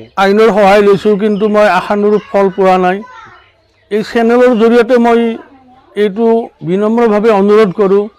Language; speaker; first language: Assamese; native; Assamese